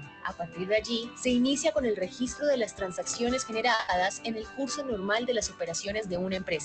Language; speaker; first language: Spanish; native; Spanish